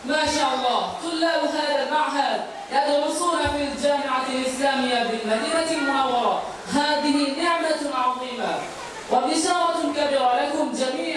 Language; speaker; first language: Arabic; non-native, learner; Bangla